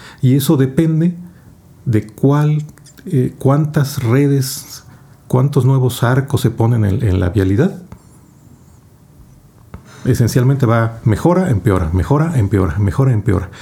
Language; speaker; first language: Spanish; native; Spanish